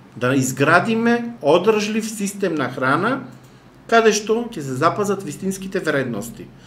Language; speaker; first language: Macedonian; native; Macedonian